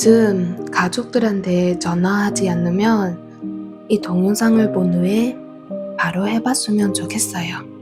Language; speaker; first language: Korean; non-native, fluent; Vietnamese